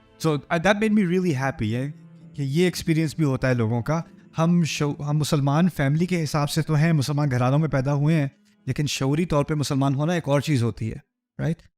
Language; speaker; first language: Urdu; early bilingual, heritage; Urdu